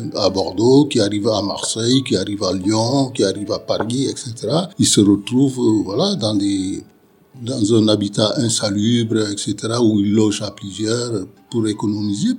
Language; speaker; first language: French; non-native, local second language; Wolof